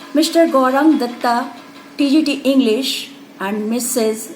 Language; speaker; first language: English; non-native, local second language; Hindi